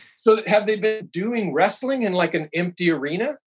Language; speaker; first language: English; native; English